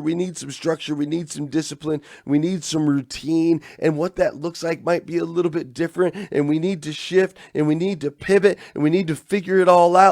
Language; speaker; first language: English; native; English